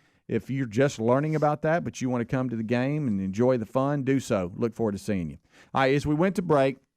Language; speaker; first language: English; native; English